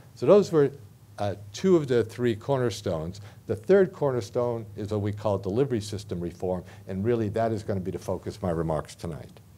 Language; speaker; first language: English; native; English